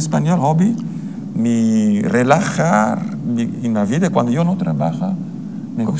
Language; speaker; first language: Spanish; non-native, learner; Dutch